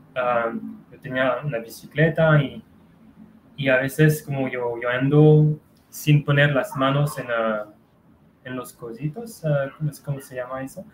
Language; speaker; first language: Spanish; non-native, fluent; French